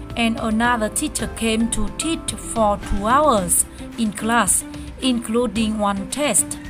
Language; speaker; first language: English; non-native, learner; Vietnamese